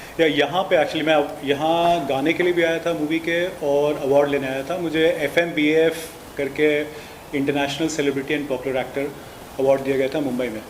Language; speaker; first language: Hindi; native; Hindi